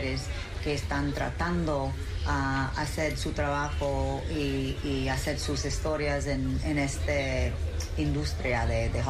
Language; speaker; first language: Spanish; early bilingual, heritage; Spanish